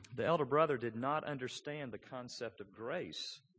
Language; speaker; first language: English; native; English